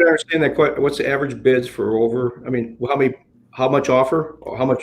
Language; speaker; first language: English; native; English